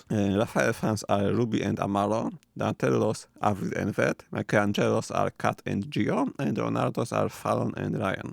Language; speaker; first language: English; non-native, fluent; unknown